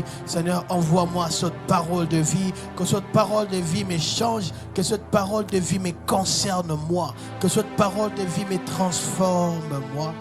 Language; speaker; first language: French; non-native, local second language; Lingala